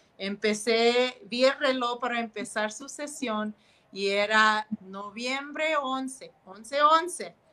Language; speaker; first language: Spanish; early bilingual, heritage; Spanish